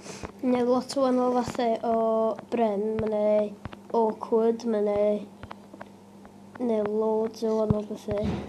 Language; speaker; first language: Welsh; native; Welsh